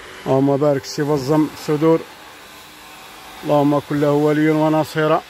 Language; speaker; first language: Arabic; native; Arabic